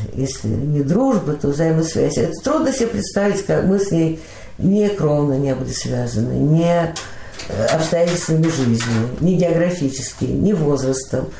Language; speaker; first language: Russian; native; Russian